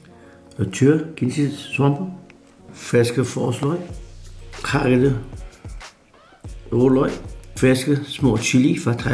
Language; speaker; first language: Danish; non-native, fluent; Chinese